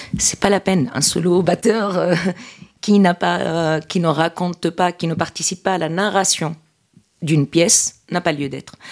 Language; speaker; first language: French; non-native, local second language; Arabic